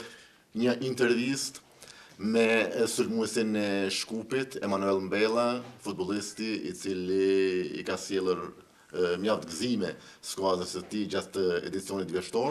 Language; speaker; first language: Albanian; native; Albanian